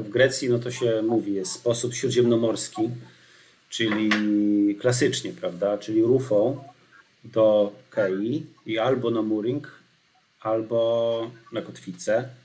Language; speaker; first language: Polish; native; Polish